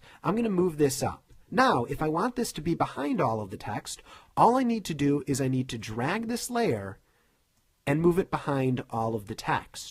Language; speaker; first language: English; native; English